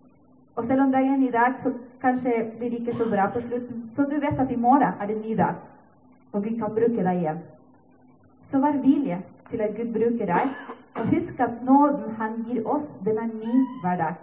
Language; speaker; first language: Norwegian; non-native, fluent; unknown